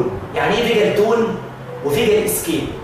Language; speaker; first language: Arabic; native; Arabic